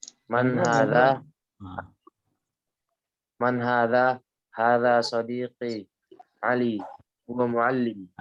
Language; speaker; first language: Arabic; non-native, learner; Indonesian